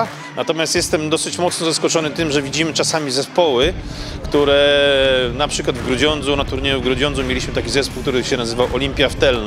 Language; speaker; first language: Polish; native; Polish